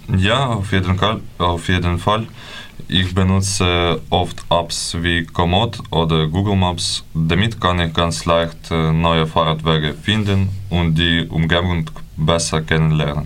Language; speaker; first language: German; non-native, fluent; Ukrainian